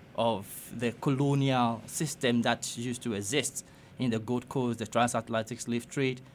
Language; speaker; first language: English; non-native, local second language; Ga